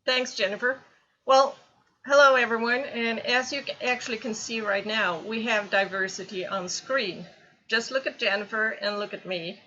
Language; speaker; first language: English; non-native, fluent; Norwegian